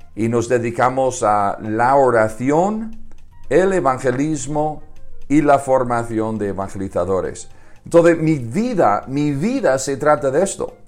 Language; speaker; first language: Spanish; non-native, fluent; English